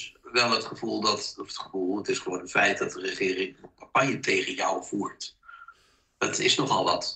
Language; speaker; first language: Dutch; native; Dutch